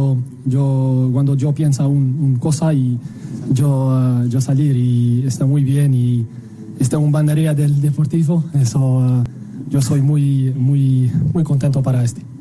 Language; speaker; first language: Spanish; non-native, learner; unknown